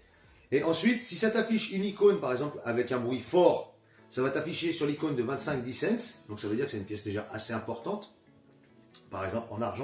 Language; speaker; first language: French; native; French